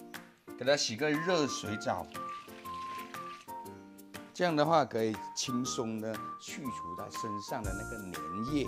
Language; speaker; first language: Chinese; native; Chinese